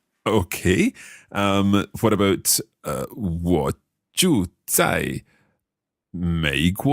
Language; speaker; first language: Chinese; non-native, learner; English